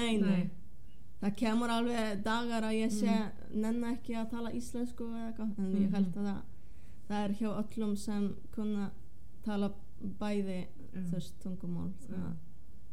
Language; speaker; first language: Icelandic; non-native, fluent; Polish